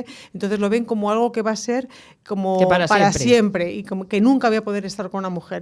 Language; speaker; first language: Spanish; native; Spanish